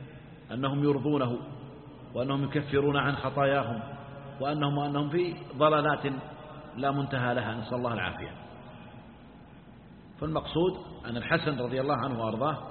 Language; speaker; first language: Arabic; native; Arabic